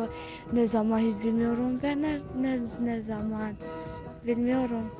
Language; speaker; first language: Turkish; non-native, learner; Albanian